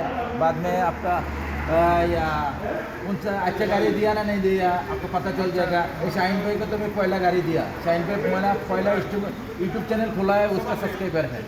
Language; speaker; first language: Hindi; non-native, learner; Bangla